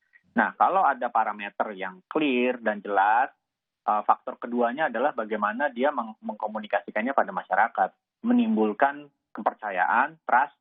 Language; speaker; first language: Indonesian; native; Indonesian